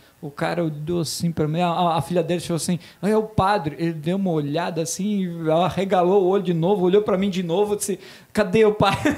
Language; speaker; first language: Portuguese; native; Portuguese